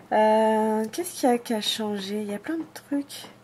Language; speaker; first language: French; native; French